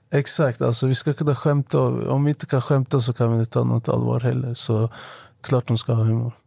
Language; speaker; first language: Swedish; non-native, fluent; Arabic